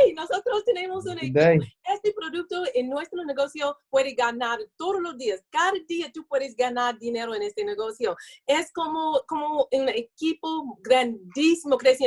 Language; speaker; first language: Spanish; non-native, learner; English